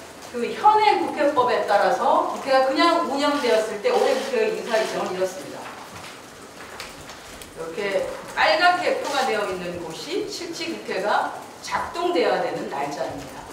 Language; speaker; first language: Korean; native; Korean